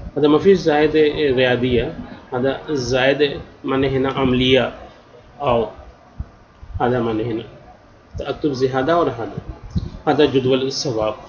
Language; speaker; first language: Arabic; non-native, learner; Urdu